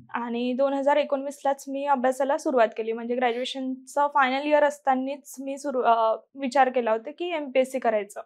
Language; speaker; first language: Marathi; native; Marathi